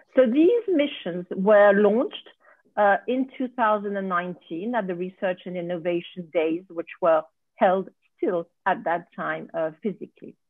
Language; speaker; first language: English; non-native, fluent; French